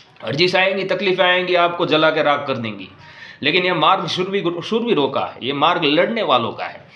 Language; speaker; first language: Hindi; non-native, local second language; Gujarati